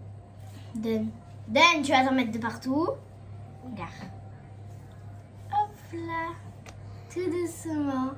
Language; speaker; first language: French; native; French